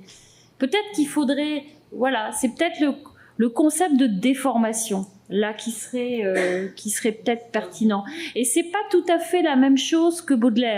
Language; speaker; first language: French; native; French